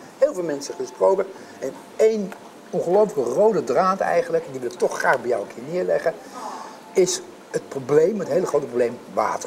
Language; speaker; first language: Dutch; native; Dutch